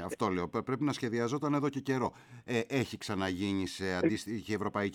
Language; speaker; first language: Greek; native; Greek